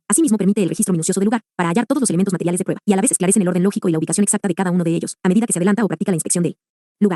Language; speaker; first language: Spanish; native; Spanish